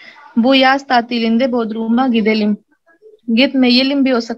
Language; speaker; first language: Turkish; non-native, learner; Urdu